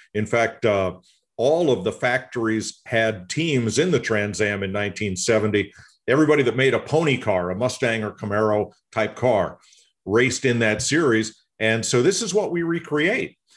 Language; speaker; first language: English; native; English